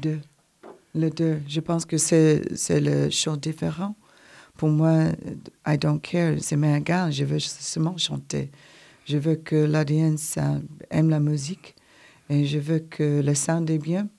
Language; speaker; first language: French; non-native, learner; English